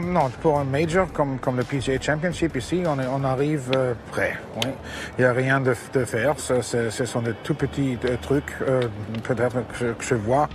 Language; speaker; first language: French; non-native, fluent; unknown